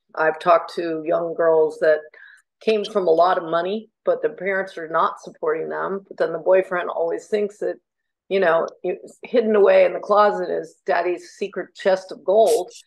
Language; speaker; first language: English; native; English